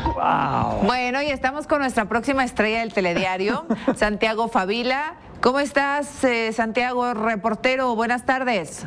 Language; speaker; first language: Spanish; native; Spanish